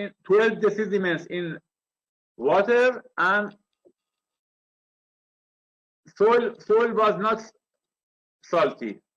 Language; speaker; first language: English; non-native, learner; Persian